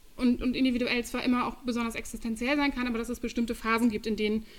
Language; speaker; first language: German; native; German